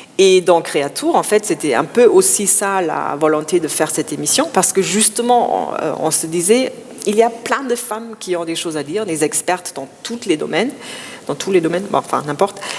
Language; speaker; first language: French; non-native, fluent; German